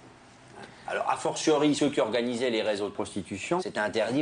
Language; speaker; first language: French; native; French